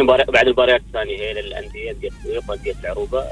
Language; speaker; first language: Arabic; native; Arabic